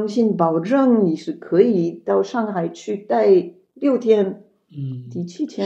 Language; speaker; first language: Chinese; non-native, fluent; French